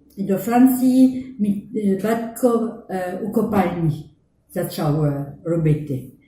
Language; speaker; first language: Ukrainian; early bilingual, heritage; Ukrainian